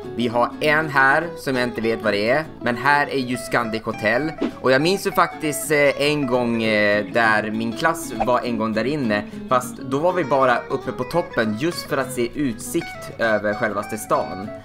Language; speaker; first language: Swedish; native; Swedish